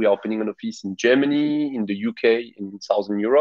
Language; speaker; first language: English; non-native, fluent; French